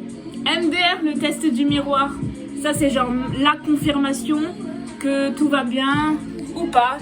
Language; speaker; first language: French; native; French